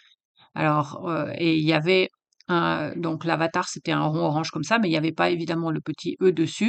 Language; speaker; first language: French; native; French